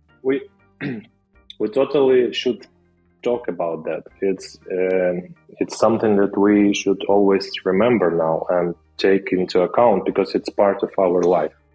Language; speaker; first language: English; non-native, fluent; Russian